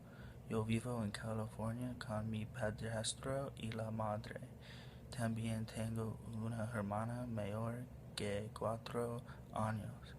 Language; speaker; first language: Spanish; non-native, learner; English